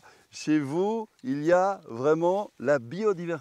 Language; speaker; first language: French; native; French